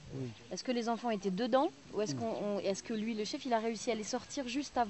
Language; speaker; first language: French; native; French